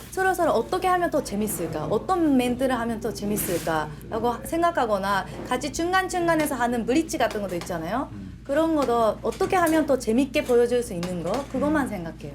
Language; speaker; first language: Korean; non-native, fluent; Japanese